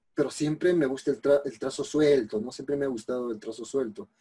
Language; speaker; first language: Spanish; native; Spanish